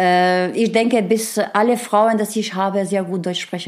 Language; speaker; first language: German; non-native, learner; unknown